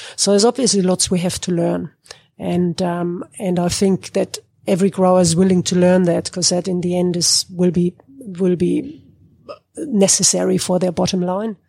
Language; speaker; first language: English; non-native, fluent; German